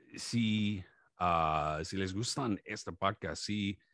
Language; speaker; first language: Spanish; non-native, learner; English